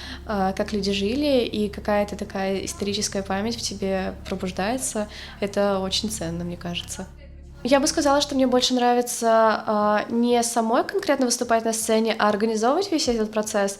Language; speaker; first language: Russian; native; Russian